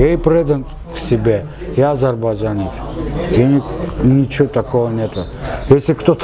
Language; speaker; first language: Russian; non-native, local second language; Azerbaijani